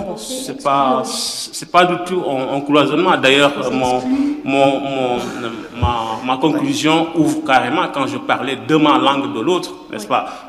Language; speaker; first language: French; non-native, local second language; Wolof